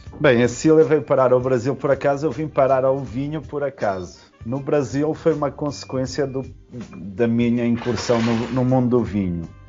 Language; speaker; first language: Portuguese; native; Portuguese